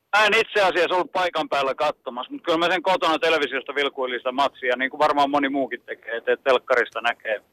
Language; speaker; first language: Finnish; native; Finnish